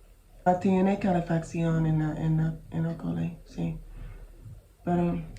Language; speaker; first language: Spanish; non-native, learner; English